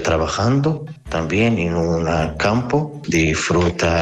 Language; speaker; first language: Spanish; non-native, learner; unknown